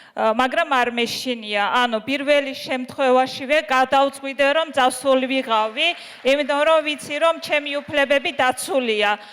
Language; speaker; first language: Georgian; non-native, local second language; Azerbaijani